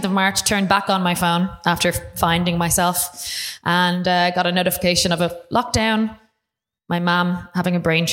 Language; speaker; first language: English; native; English